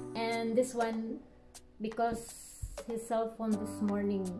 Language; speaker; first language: English; non-native, local second language; Filipino